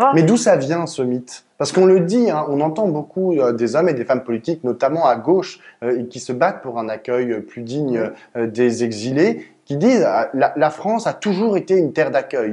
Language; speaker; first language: French; native; French